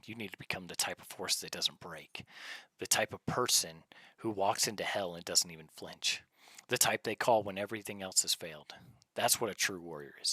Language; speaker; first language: English; native; English